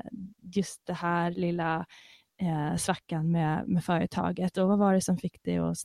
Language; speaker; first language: Swedish; native; Swedish